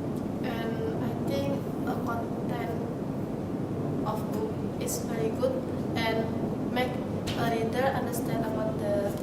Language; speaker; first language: English; non-native, learner; Indonesian